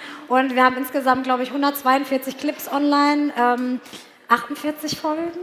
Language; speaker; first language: German; native; German